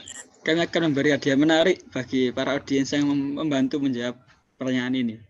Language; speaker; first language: Indonesian; native; Indonesian